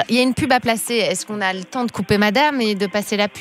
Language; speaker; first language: French; native; French